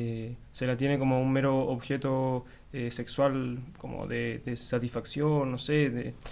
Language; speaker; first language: Spanish; native; Spanish